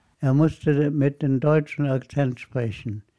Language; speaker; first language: German; non-native, fluent; Arabic